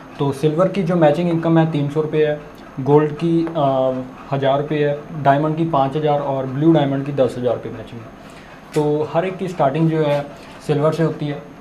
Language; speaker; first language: Hindi; non-native, local second language; Punjabi